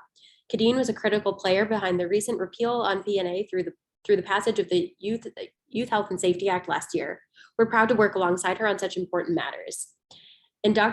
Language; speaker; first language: English; native; English